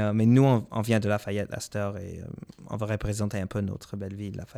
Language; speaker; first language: French; non-native, local second language; English